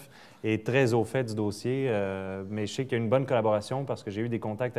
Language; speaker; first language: French; native; French